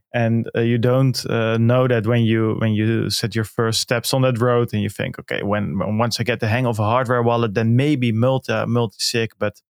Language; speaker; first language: English; non-native, fluent; Dutch